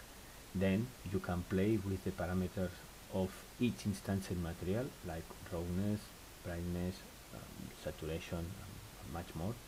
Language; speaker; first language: English; non-native, fluent; Spanish